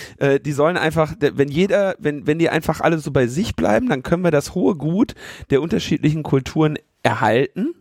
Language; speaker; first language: German; native; German